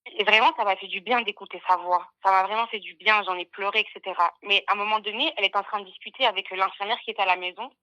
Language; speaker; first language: French; native; French